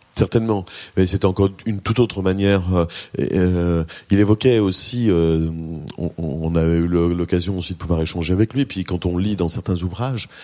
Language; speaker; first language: French; native; French